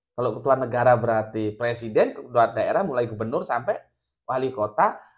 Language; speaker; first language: Indonesian; non-native, local second language; Javanese